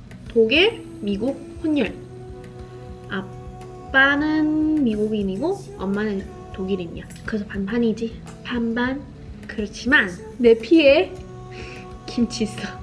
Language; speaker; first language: Korean; non-native, fluent; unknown